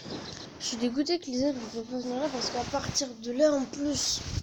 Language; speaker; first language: French; native; French